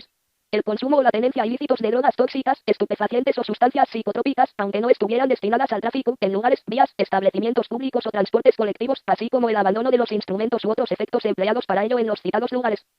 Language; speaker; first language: Spanish; native; Spanish